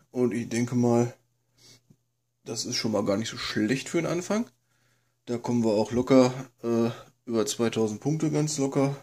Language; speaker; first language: German; native; German